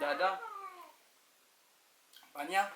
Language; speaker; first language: Indonesian; non-native, learner; French